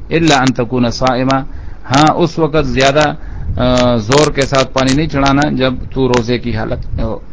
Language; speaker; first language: Urdu; non-native, local second language; Pashto